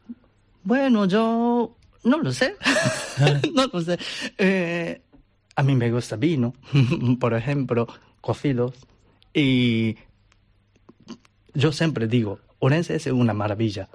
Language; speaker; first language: Spanish; non-native, learner; Japanese